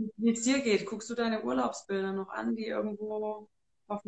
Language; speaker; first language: German; native; German